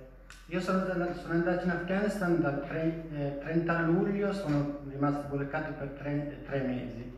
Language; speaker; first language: Italian; non-native, fluent; Persian